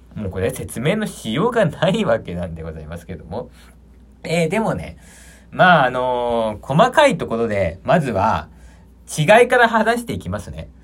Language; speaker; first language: Japanese; native; Japanese